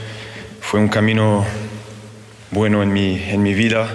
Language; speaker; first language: Spanish; non-native, fluent; French